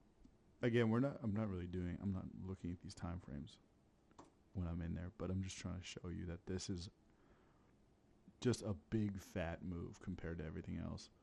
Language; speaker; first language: English; native; English